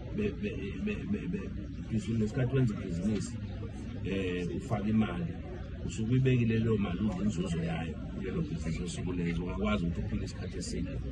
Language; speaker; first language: Zulu; native; Zulu